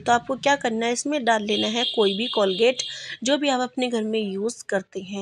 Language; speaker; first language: Hindi; native; Hindi